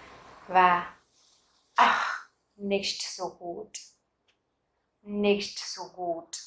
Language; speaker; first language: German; non-native, fluent; Vietnamese